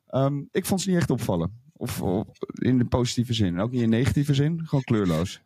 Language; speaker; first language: Dutch; native; Dutch